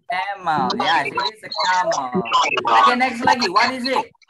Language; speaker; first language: English; non-native, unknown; Indonesian